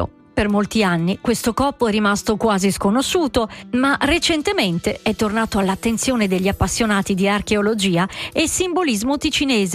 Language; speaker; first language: Italian; native; Italian